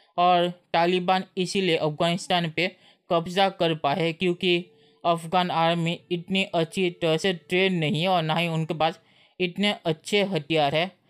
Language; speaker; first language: Hindi; native; Hindi